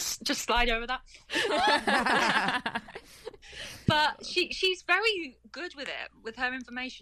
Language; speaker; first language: English; native; English